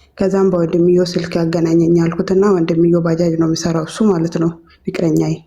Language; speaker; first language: Amharic; non-native, local second language; Oromo